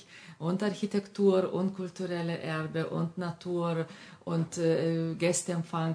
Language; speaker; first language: German; non-native, fluent; Lithuanian